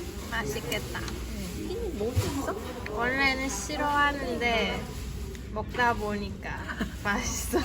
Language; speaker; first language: Korean; non-native, fluent; Chinese